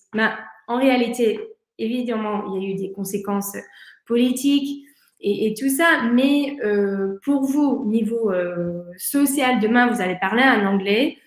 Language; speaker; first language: French; early bilingual, heritage; English